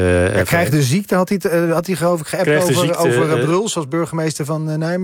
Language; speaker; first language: Dutch; native; Dutch